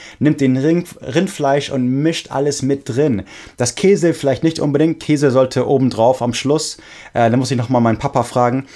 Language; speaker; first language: German; non-native, fluent; English